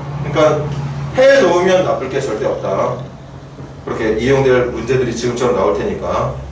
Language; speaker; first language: Korean; native; Korean